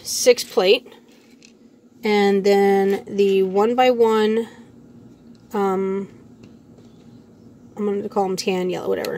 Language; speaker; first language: English; native; English